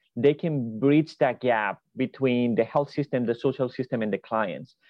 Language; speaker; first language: English; non-native, fluent; Spanish